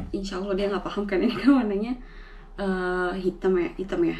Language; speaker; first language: Indonesian; native; Indonesian